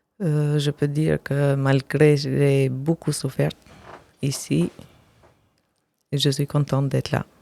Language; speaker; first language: French; non-native, learner; Albanian